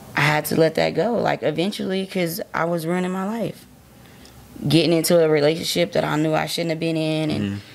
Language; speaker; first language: English; native; English